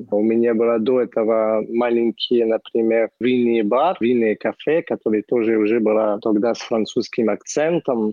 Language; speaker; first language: Russian; non-native, fluent; French